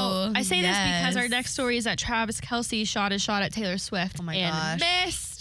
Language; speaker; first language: English; native; English